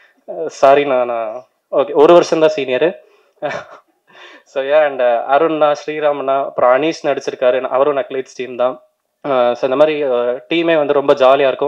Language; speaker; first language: Tamil; native; Tamil